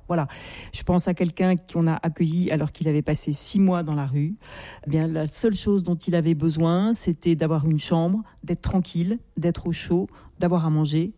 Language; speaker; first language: French; native; French